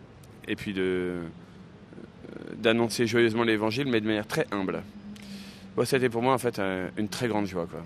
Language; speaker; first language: French; native; French